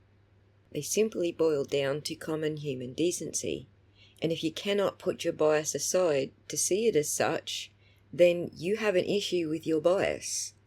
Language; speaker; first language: English; native; English